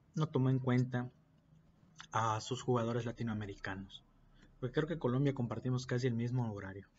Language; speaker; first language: Spanish; native; Spanish